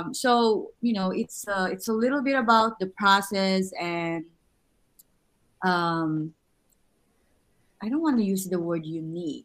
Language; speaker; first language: English; non-native, local second language; Filipino